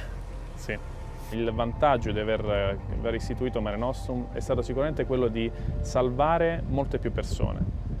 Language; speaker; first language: Italian; native; Italian